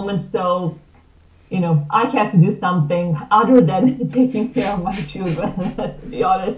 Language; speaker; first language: English; non-native, fluent; Serbian